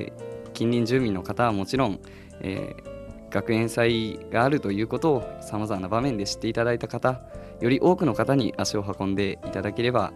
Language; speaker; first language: Japanese; native; Japanese